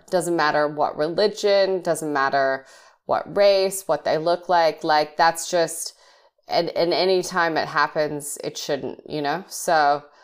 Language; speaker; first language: English; native; English